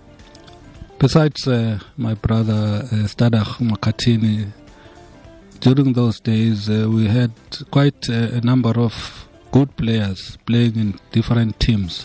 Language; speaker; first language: English; non-native, local second language; Zulu